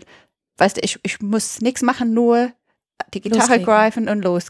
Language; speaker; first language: German; non-native, fluent; English